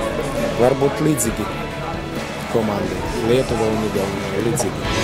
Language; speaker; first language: Latvian; non-native, local second language; Russian